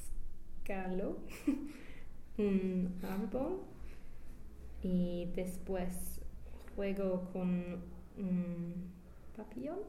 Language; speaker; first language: Spanish; non-native, learner; English